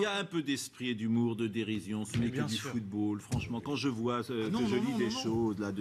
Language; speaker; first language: French; native; French